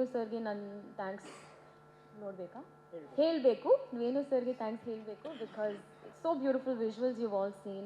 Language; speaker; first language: Kannada; non-native, learner; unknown